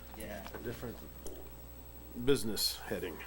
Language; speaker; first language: English; native; English